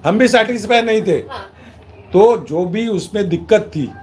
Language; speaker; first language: Hindi; non-native, local second language; Marathi